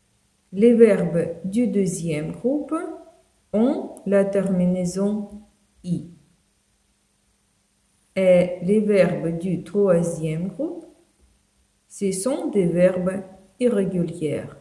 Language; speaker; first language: French; non-native, fluent; Ukrainian